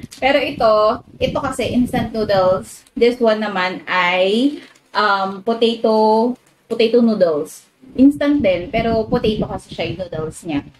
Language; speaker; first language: Filipino; native; Filipino